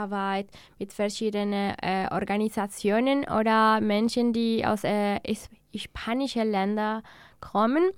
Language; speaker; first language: German; non-native, learner; Spanish